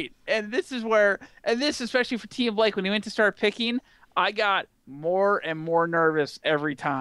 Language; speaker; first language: English; native; English